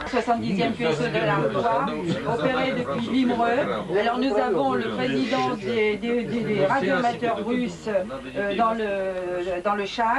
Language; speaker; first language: French; native; French